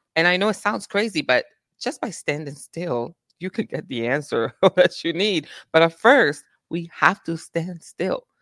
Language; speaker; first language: English; non-native, fluent; Italian